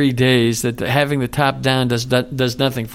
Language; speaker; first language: English; native; English